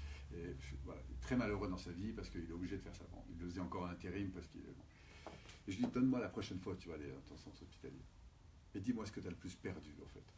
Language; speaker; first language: French; native; French